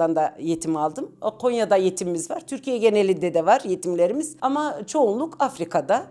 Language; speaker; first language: Turkish; native; Turkish